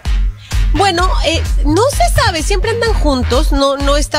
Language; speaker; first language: Spanish; native; Spanish